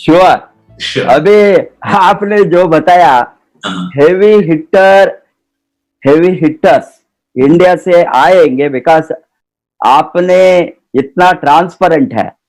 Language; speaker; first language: Hindi; non-native, local second language; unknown